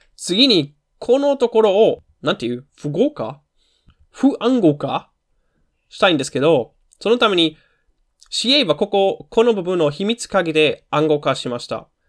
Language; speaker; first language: Japanese; non-native, fluent; German